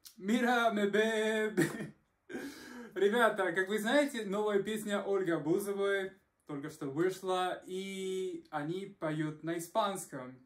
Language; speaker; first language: Russian; non-native, fluent; Spanish